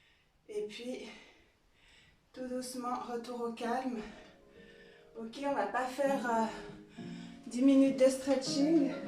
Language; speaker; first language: French; native; French